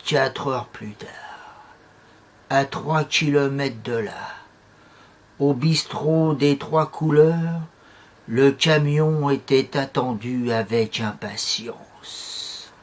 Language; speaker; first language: French; native; French